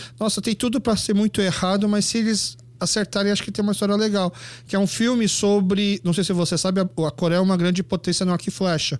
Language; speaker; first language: Portuguese; early bilingual, other home language; Korean